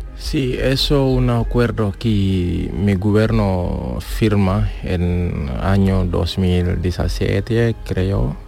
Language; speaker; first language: Spanish; non-native, learner; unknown